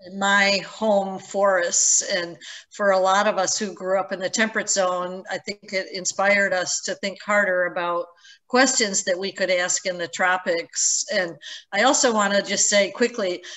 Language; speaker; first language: English; native; English